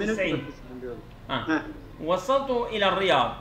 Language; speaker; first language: Arabic; non-native, fluent; Turkish